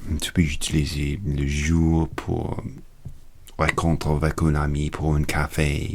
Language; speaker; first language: French; non-native, learner; English